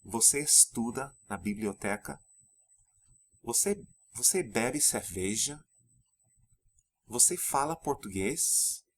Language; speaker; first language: Portuguese; non-native, fluent; English